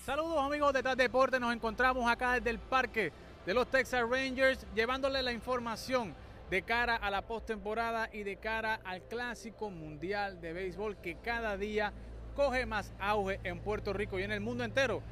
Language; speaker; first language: Spanish; native; Spanish